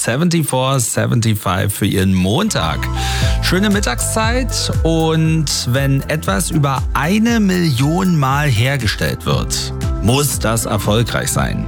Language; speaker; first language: German; native; German